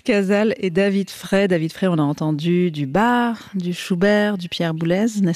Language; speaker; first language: French; native; French